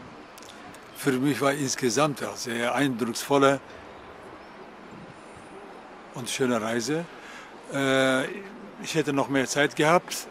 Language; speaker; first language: German; non-native, fluent; Kurdish